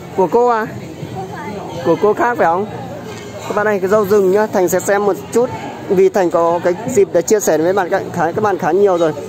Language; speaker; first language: Vietnamese; native; Vietnamese